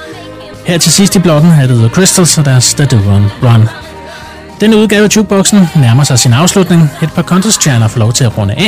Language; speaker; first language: Danish; native; Danish